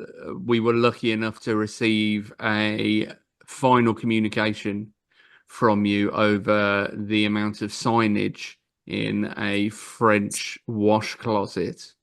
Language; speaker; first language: English; native; English